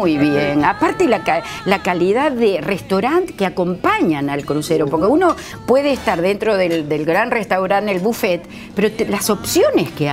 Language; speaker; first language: Spanish; native; Spanish